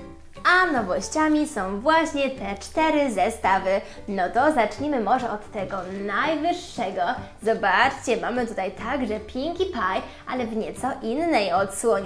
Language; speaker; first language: Polish; native; Polish